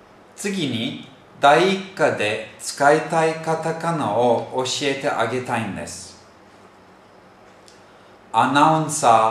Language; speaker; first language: Japanese; non-native, fluent; Turkish